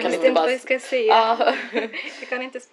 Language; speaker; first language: Swedish; non-native, learner; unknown